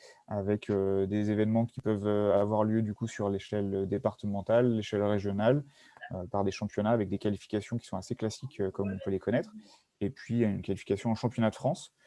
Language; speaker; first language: French; native; French